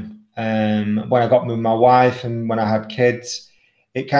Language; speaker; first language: English; native; English